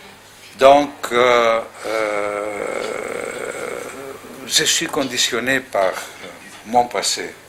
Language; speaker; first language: French; non-native, fluent; Greek